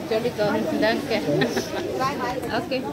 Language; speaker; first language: German; non-native, learner; Filipino